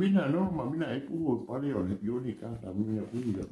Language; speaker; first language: Finnish; non-native, learner; Thai